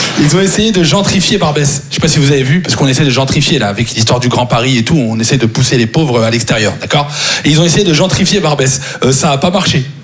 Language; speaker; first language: French; native; French